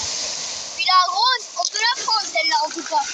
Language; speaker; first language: French; native; French